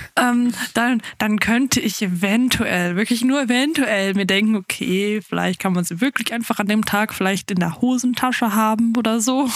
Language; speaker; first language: German; early bilingual, other home language; Afrikaans